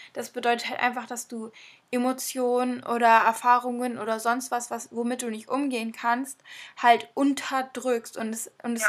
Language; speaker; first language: German; native; German